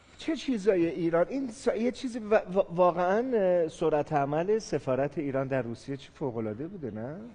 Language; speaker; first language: Persian; native; Persian